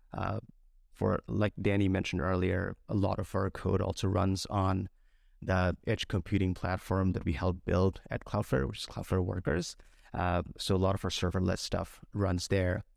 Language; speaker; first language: English; non-native, local second language; Bangla